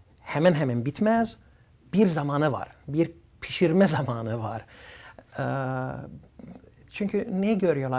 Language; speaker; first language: Turkish; early bilingual, other home language; Arabic